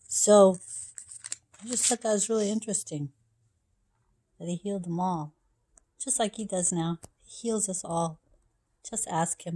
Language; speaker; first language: English; native; English